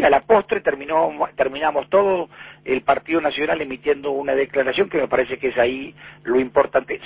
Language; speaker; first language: Spanish; native; Spanish